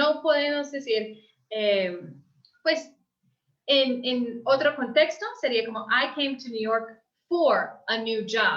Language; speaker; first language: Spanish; early bilingual, heritage; English